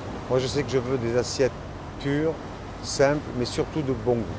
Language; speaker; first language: French; native; French